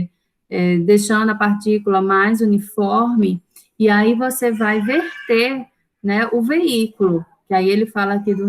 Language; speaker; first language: Portuguese; native; Portuguese